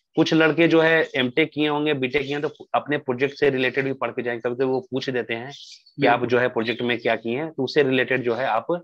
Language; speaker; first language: Hindi; native; Hindi